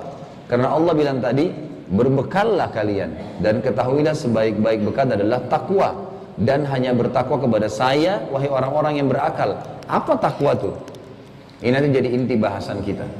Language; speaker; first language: Indonesian; native; Indonesian